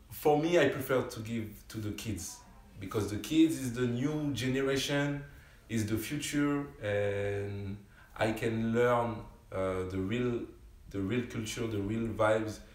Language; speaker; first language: English; non-native, learner; French